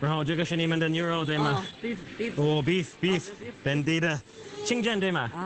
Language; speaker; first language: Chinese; non-native, fluent; English